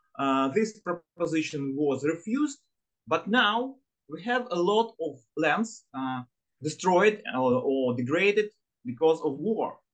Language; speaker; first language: English; non-native, learner; Ukrainian